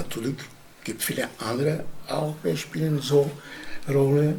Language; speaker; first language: German; non-native, learner; Romany